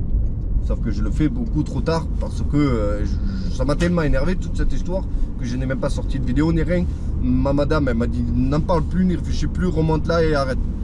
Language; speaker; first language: French; native; French